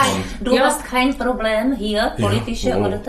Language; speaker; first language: German; non-native, learner; Czech